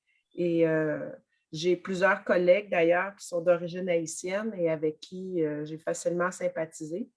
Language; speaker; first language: French; native; French